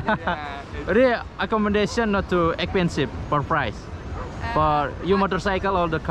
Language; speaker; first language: English; non-native, learner; Indonesian